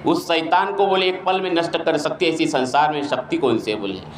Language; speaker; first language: Hindi; non-native, local second language; Marathi